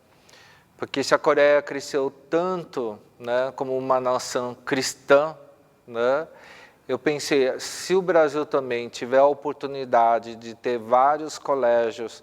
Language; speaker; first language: Portuguese; early bilingual, other home language; Korean